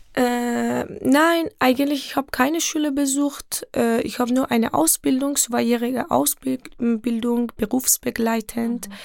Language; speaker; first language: German; non-native, fluent; Persian